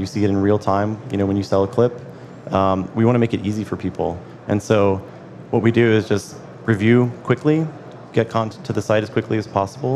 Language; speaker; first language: English; native; English